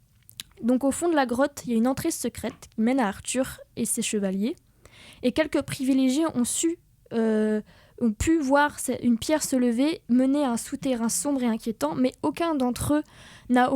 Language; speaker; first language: French; native; French